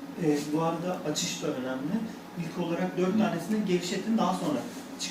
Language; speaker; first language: Turkish; native; Turkish